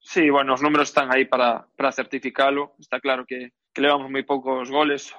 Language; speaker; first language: Galician; native; Galician